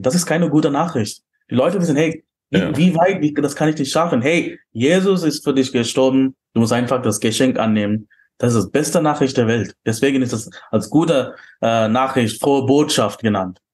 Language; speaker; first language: German; non-native, fluent; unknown